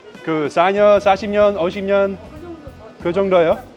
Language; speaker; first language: Korean; non-native, learner; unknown